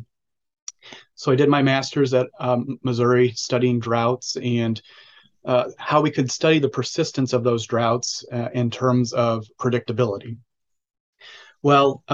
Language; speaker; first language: English; native; English